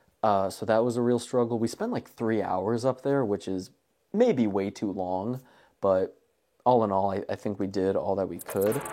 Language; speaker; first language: English; native; English